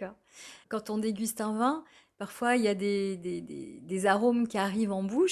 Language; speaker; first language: French; native; French